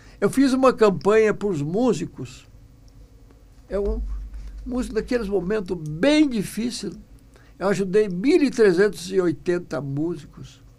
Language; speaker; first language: Portuguese; non-native, local second language; German